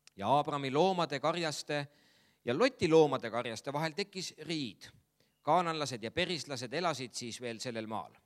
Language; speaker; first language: Estonian; native; Estonian